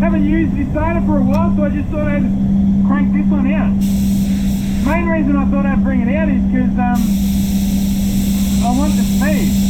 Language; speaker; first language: English; native; English